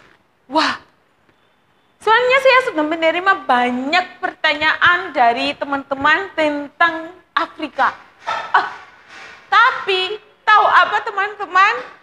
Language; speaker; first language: Indonesian; non-native, fluent; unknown